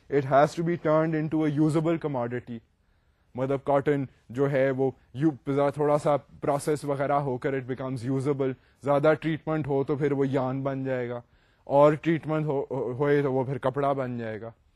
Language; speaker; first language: English; non-native, local second language; Urdu